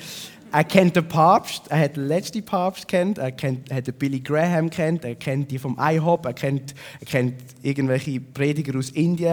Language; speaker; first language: German; native; German